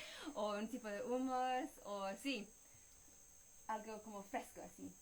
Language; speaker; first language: Spanish; non-native, fluent; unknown